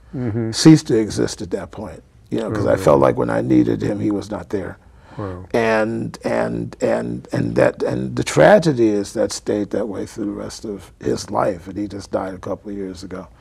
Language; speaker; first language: English; native; English